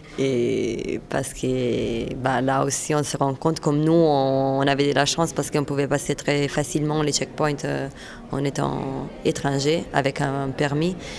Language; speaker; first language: French; non-native, fluent; Italian